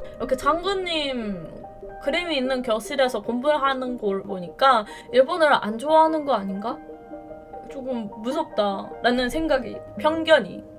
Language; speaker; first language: Korean; non-native, fluent; Japanese